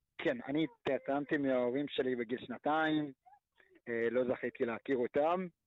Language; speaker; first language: Hebrew; early bilingual, other home language; Amharic